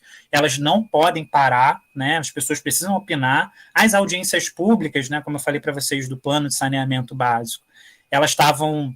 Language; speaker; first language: Portuguese; native; Portuguese